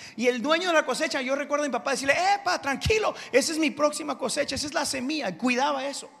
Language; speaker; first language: Spanish; early bilingual, heritage; Spanish